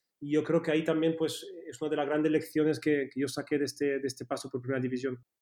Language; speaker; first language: Spanish; early bilingual, heritage; Spanish